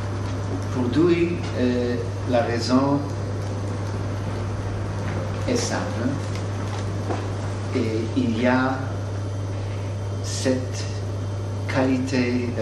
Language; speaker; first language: French; non-native, fluent; English